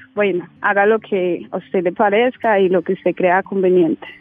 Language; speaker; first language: Spanish; native; Spanish